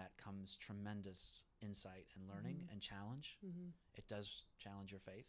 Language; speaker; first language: English; early bilingual, other home language; Spanish